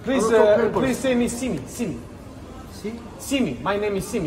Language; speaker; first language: English; non-native, learner; Serbian